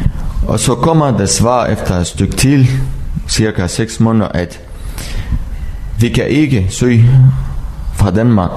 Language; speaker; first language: Danish; non-native, learner; Arabic